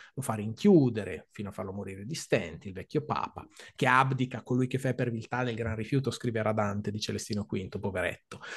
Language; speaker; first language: Italian; native; Italian